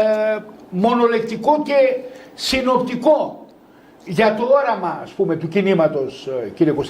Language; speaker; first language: Greek; native; Greek